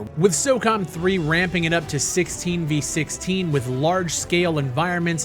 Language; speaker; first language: English; native; English